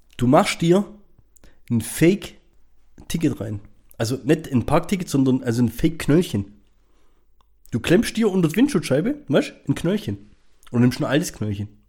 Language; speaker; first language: German; native; German